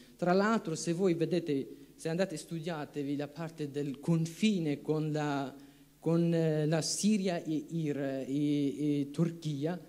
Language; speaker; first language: Italian; non-native, fluent; Persian